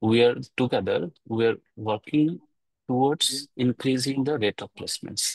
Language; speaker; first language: English; non-native, local second language; Bangla